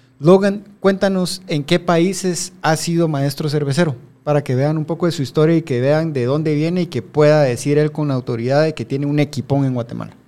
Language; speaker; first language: Spanish; native; Spanish